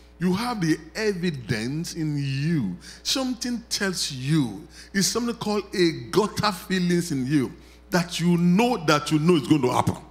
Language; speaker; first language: English; non-native, local second language; Yoruba